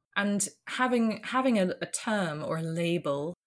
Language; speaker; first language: English; native; English